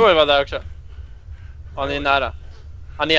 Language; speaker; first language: Swedish; native; Swedish